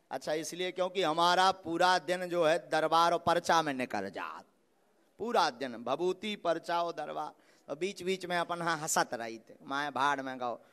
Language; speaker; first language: Hindi; native; Hindi